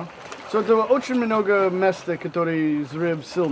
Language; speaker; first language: Russian; non-native, learner; English